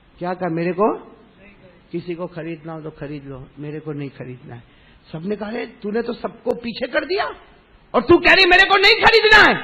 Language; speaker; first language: Urdu; native; Urdu